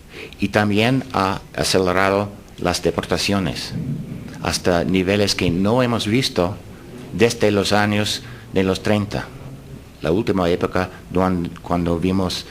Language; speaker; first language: Spanish; non-native, fluent; English